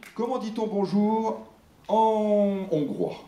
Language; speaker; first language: French; native; French